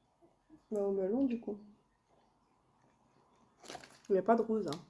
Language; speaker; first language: French; native; French